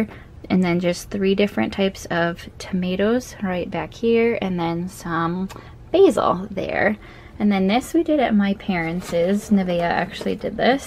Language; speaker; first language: English; native; English